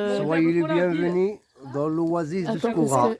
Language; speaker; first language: French; non-native, local second language; Arabic